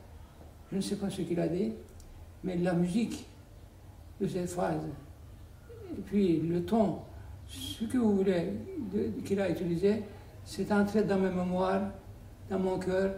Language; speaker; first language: French; non-native, fluent; Turkish